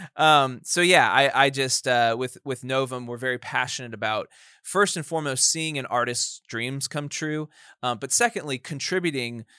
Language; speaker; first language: English; native; English